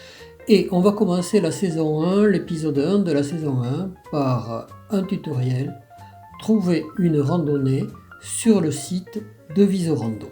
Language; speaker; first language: French; native; French